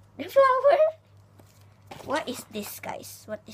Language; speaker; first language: English; non-native, learner; Indonesian